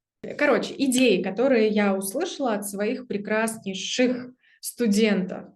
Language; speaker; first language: Russian; native; Russian